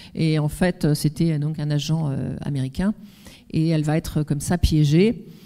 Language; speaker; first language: French; native; French